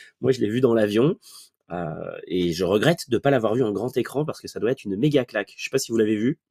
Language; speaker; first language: French; native; French